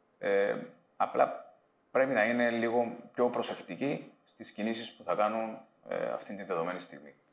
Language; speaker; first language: Greek; native; Greek